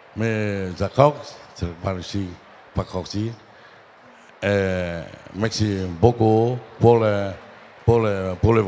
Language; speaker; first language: French; non-native, learner; Vietnamese